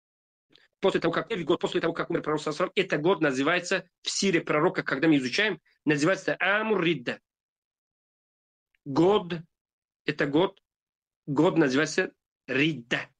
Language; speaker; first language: Russian; non-native, fluent; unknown